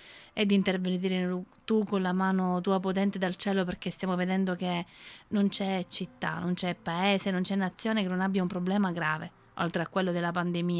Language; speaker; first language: Italian; native; Italian